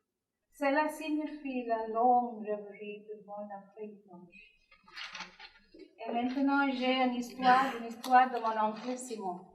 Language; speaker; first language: French; non-native, learner; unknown